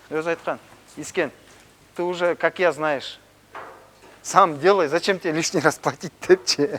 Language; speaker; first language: Russian; non-native, local second language; Kyrgyz